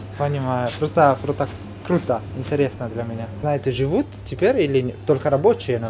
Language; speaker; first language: Russian; non-native, learner; Italian